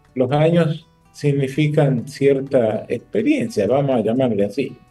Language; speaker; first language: Spanish; native; Spanish